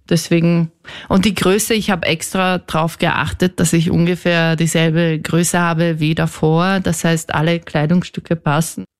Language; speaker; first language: German; native; German